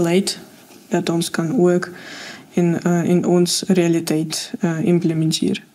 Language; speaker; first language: Dutch; non-native, learner; Russian